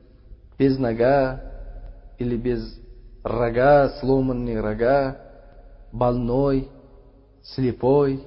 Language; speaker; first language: Russian; non-native, fluent; Uzbek